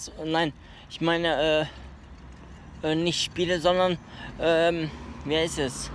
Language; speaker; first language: German; early bilingual, other home language; Turkish